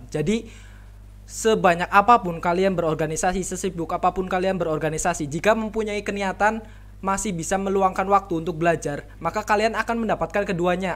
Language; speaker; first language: Indonesian; native; Indonesian